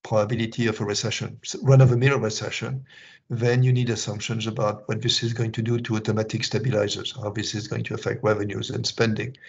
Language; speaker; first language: English; non-native, fluent; French